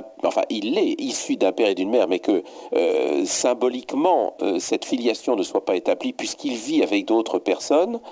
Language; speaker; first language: French; native; French